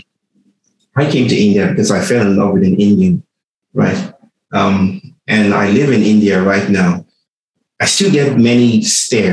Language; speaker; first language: English; non-native, local second language; Yoruba